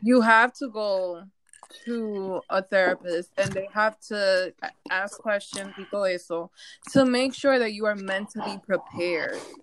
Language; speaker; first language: English; early bilingual, other home language; Spanish